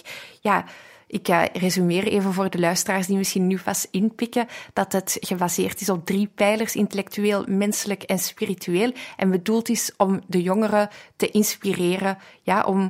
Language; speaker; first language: Dutch; native; Dutch